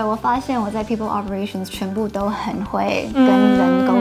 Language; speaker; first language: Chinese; early bilingual, heritage; English